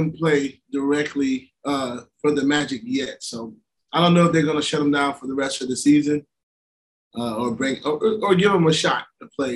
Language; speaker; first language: English; native; English